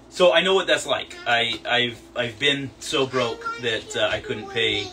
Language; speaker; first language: English; native; English